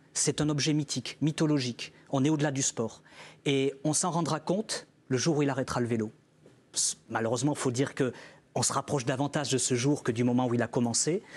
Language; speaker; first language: French; native; French